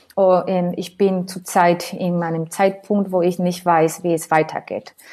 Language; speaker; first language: German; non-native, fluent; Spanish